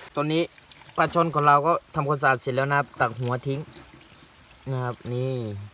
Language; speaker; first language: Thai; non-native, local second language; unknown